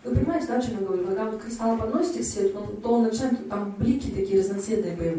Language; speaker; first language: Russian; native; Russian